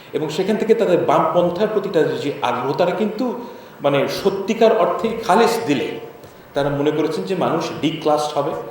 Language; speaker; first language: Bangla; native; Bangla